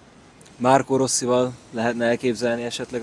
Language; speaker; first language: Hungarian; native; Hungarian